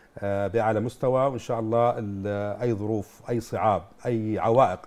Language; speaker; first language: Arabic; native; Arabic